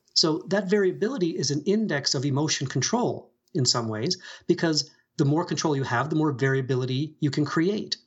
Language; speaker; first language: English; native; English